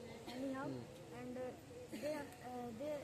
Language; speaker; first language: English; non-native, learner; Hindi